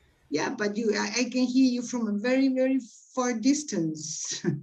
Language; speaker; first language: English; non-native, fluent; Spanish